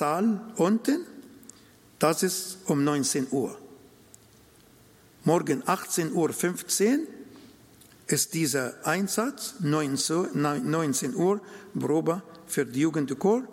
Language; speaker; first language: German; non-native, learner; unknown